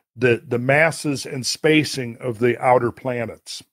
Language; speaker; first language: English; native; English